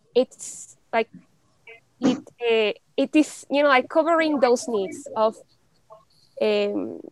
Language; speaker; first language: English; non-native, fluent; Spanish